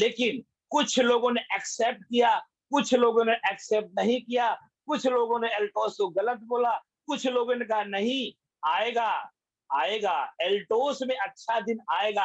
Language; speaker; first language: Hindi; native; Hindi